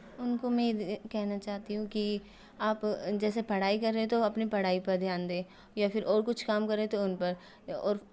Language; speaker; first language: Hindi; native; Hindi